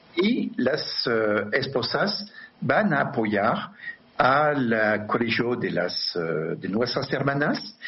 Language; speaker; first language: Spanish; non-native, fluent; French